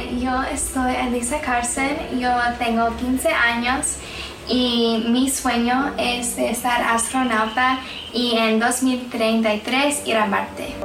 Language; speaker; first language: Spanish; non-native, learner; English